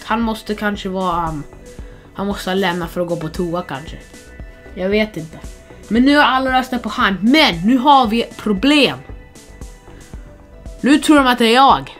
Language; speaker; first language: Swedish; non-native, fluent; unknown